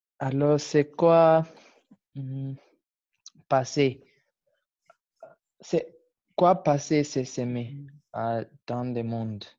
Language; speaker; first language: French; non-native, learner; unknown